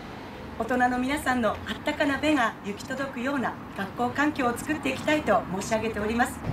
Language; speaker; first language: Japanese; native; Japanese